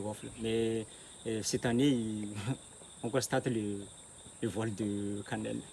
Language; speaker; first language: French; non-native, local second language; Malagasy